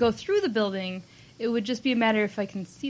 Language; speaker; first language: English; native; English